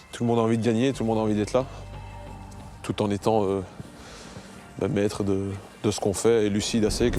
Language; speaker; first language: French; non-native, local second language; English